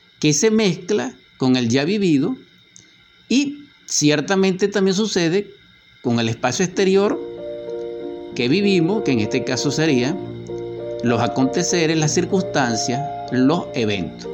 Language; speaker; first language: Spanish; native; Spanish